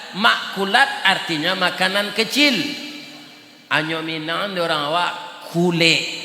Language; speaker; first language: Malay; non-native, local second language; Minangkabau